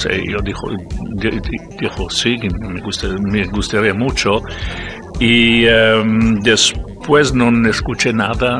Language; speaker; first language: Spanish; non-native, learner; Italian